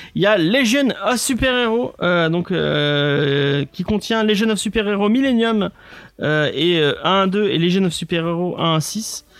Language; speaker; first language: French; early bilingual, other home language; English